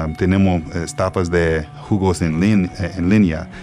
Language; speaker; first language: Spanish; non-native, learner; English